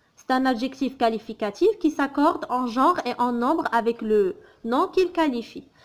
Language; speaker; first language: French; non-native, local second language; Arabic